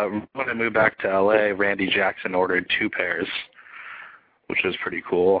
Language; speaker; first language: English; native; English